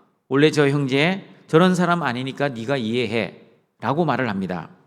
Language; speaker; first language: Korean; native; Korean